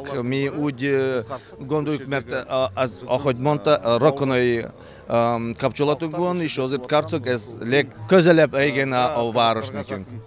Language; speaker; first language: Hungarian; non-native, fluent; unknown